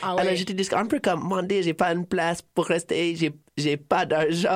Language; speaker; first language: French; non-native, fluent; English